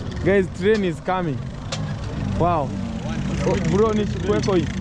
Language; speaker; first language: English; non-native, learner; Swahili